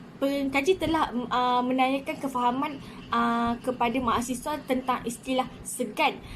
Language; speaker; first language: Malay; native; Malay